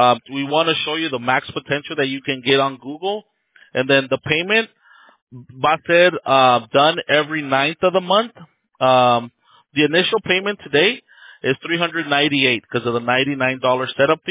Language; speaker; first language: English; early bilingual, other home language; Spanish